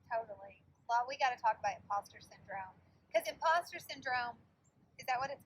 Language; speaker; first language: English; native; English